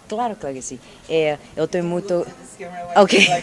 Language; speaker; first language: Portuguese; non-native, learner; Spanish